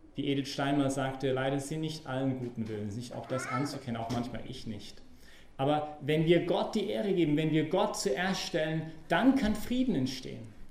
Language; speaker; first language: German; non-native, fluent; English